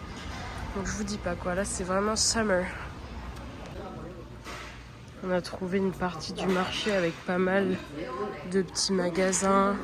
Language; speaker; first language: French; native; French